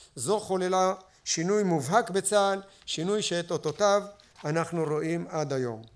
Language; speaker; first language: Hebrew; native; Hebrew